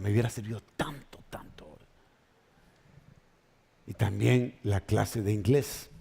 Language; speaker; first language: Spanish; native; Spanish